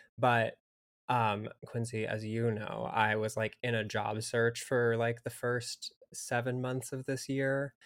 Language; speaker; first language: English; native; English